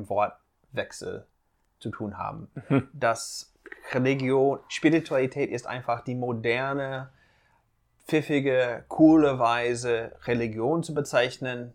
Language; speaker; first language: German; non-native, fluent; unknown